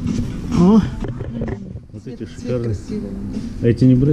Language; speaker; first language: Russian; native; Russian